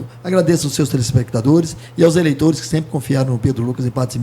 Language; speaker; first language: Portuguese; native; Portuguese